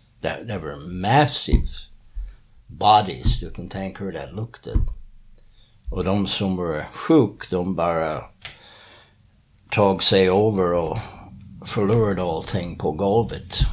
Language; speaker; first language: Swedish; early bilingual, heritage; English